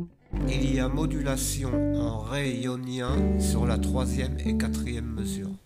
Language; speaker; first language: French; native; French